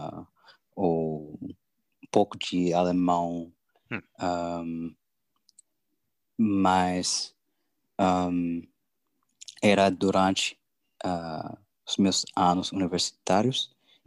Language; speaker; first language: Portuguese; non-native, learner; English